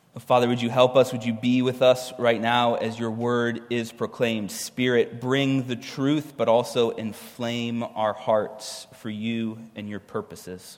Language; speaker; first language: English; native; English